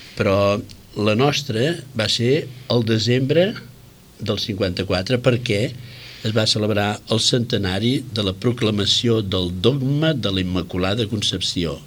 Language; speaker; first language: Catalan; native; Catalan